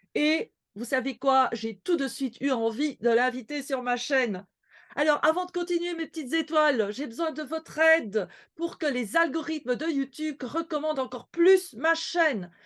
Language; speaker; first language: French; native; French